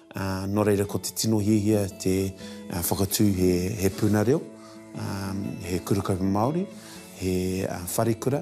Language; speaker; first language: Māori; non-native, local second language; English